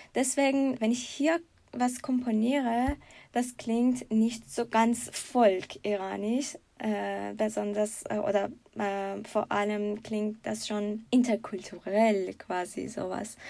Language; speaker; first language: German; non-native, learner; Persian